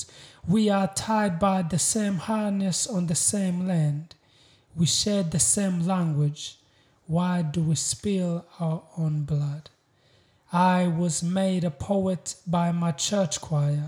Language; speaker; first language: English; non-native, local second language; Kinyarwanda